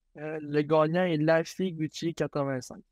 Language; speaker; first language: French; native; French